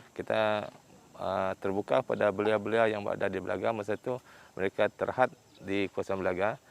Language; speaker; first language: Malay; non-native, local second language; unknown